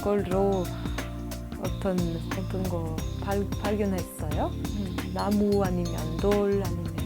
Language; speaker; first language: Korean; non-native, fluent; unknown